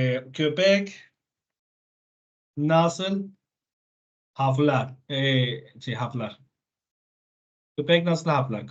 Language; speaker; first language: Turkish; non-native, learner; Spanish